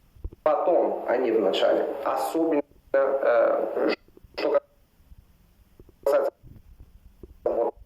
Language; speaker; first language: Russian; non-native, fluent; Italian